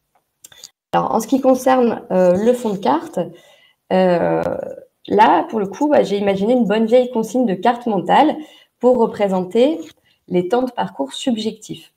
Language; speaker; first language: French; native; French